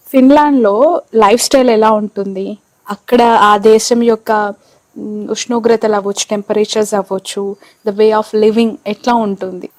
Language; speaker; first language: Telugu; native; Telugu